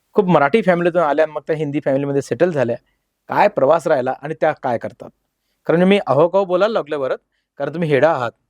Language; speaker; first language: Marathi; native; Marathi